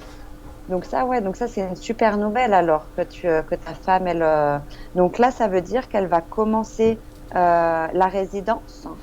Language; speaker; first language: French; non-native, fluent; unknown